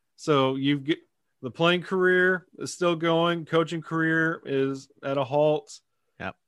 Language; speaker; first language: English; native; English